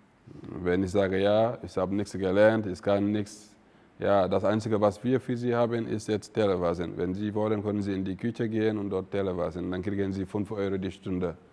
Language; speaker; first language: German; non-native, fluent; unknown